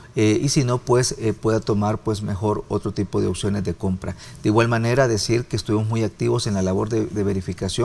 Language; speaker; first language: Spanish; native; Spanish